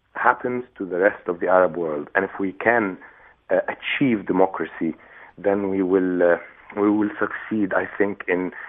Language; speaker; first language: English; non-native, fluent; Arabic